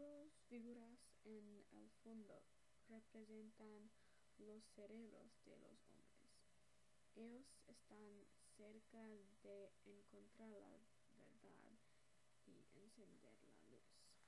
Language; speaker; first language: Spanish; non-native, learner; English